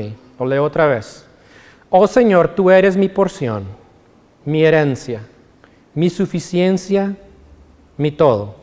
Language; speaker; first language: Spanish; native; Spanish